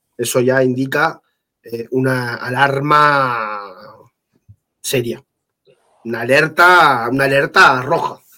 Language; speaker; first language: Spanish; native; Spanish